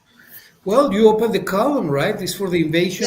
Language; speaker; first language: English; non-native, fluent; Spanish